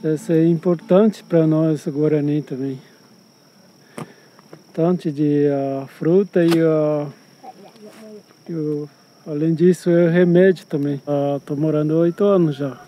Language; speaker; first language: Portuguese; non-native, local second language; Guarani